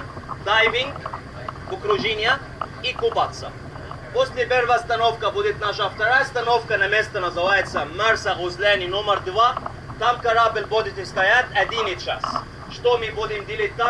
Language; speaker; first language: Russian; non-native, learner; Arabic